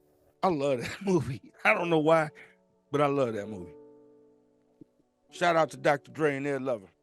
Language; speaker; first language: English; native; English